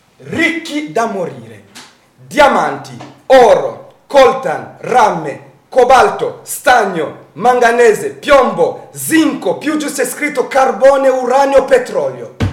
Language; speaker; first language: Italian; non-native, fluent; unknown